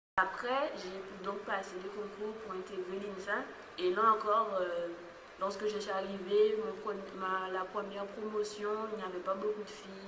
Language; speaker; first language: French; native; French